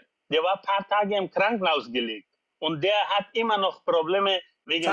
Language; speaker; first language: German; non-native, fluent; Persian